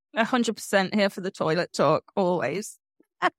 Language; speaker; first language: English; native; English